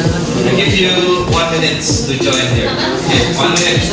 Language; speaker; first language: English; non-native, fluent; Indonesian